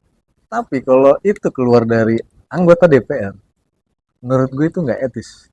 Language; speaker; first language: Indonesian; native; Indonesian